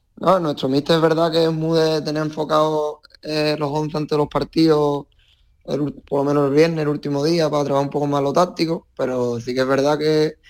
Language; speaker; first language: Spanish; native; Spanish